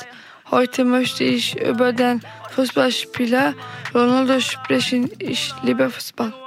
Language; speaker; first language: German; non-native, learner; Turkish